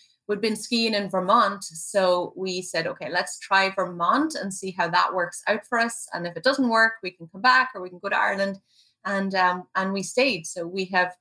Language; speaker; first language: English; native; English